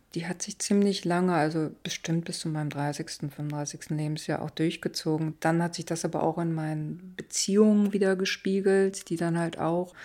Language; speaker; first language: German; native; German